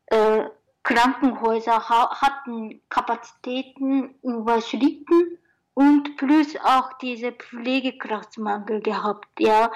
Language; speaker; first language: German; non-native, learner; Japanese